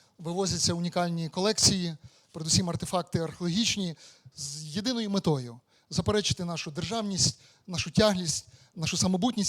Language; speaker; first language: Ukrainian; native; Ukrainian